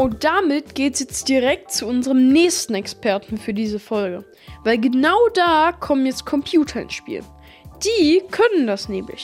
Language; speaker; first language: German; native; German